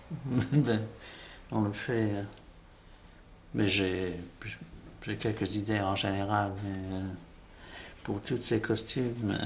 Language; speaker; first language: French; non-native, fluent; English